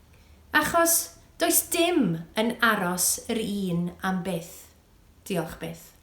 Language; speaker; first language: Welsh; native; Welsh